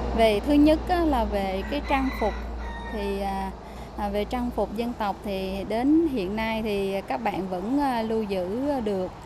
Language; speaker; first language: Vietnamese; non-native, local second language; Western Cham